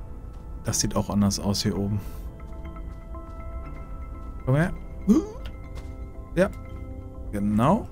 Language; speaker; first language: German; native; German